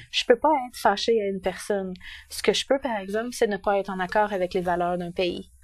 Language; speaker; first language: French; native; French